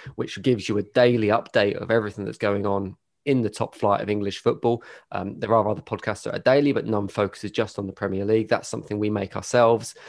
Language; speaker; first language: English; native; English